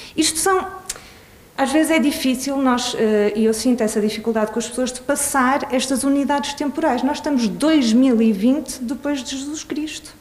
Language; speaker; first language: Portuguese; early bilingual, other home language; Swedish